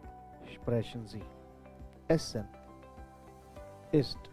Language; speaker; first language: German; non-native, fluent; Hindi